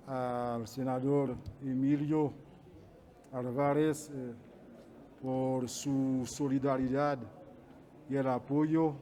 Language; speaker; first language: Spanish; non-native, fluent; Haitian Creole